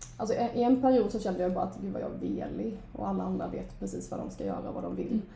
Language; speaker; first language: Swedish; native; Swedish